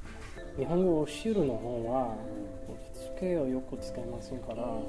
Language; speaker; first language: Japanese; non-native, learner; English